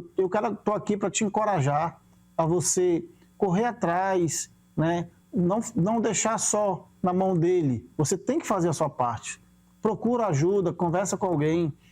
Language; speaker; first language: Portuguese; native; Portuguese